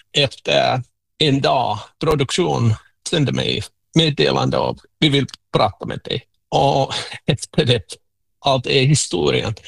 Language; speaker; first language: Swedish; non-native, local second language; Finnish